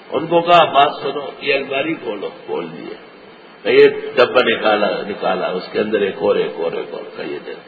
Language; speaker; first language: Urdu; non-native, local second language; Pashto